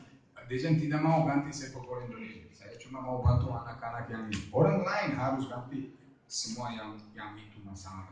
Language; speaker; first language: Indonesian; non-native, fluent; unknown